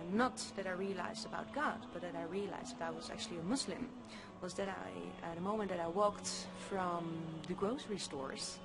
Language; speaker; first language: English; non-native, fluent; Dutch